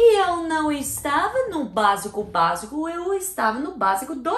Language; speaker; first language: Portuguese; non-native, learner; English